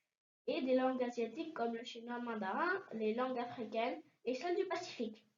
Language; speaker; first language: French; early bilingual, heritage; French